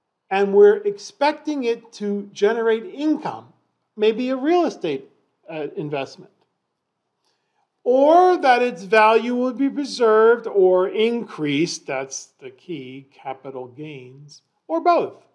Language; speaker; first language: English; native; English